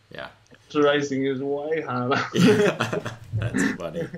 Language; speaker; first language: English; native; English